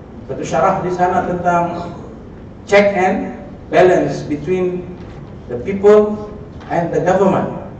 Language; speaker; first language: English; non-native, local second language; Malay